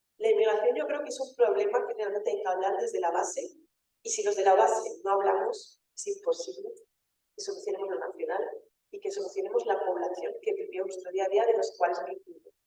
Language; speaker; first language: Spanish; early bilingual, other home language; Wolof